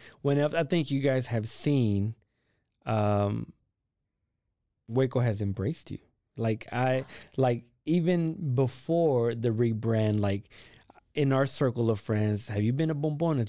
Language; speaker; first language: English; early bilingual, other home language; Spanish